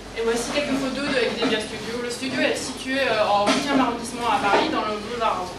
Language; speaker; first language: French; non-native, fluent; Chinese